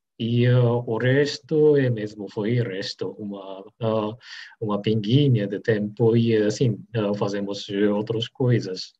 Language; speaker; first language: Portuguese; non-native, learner; Japanese